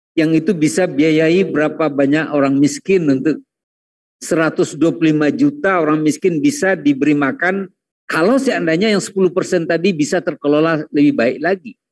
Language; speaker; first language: Indonesian; non-native, local second language; Minangkabau